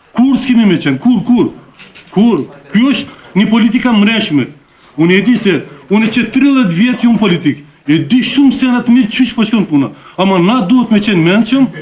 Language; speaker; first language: Albanian; non-native, local second language; Turkish